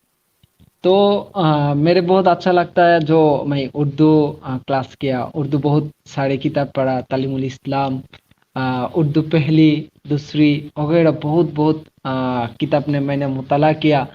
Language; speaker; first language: Hindi; non-native, learner; Bangla